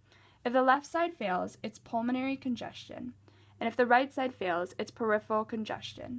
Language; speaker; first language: English; native; English